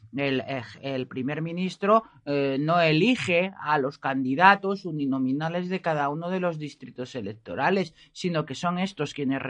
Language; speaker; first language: Spanish; native; Spanish